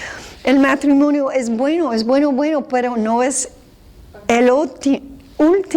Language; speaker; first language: Spanish; non-native, fluent; English